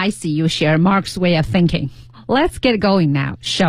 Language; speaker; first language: English; non-native, fluent; Chinese